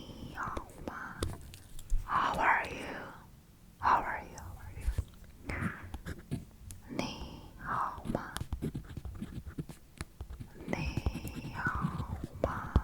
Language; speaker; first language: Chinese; non-native, learner; Korean